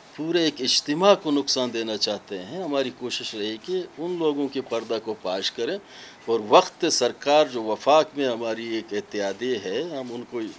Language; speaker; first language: Urdu; non-native, local second language; Baluchi